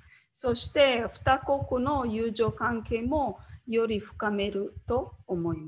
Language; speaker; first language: Japanese; non-native, learner; Slovenian